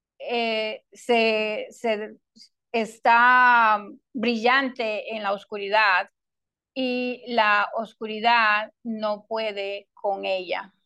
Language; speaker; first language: Spanish; non-native, local second language; English